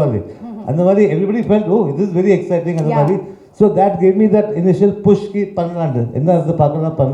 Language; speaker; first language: Tamil; early bilingual, heritage; Tamil